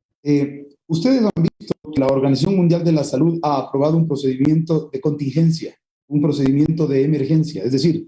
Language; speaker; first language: Spanish; native; Spanish